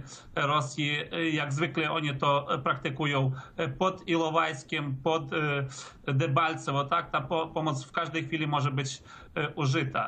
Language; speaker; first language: Polish; early bilingual, heritage; Polish